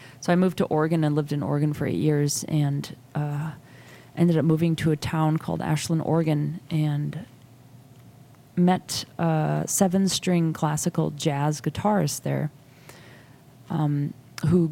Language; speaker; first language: English; native; English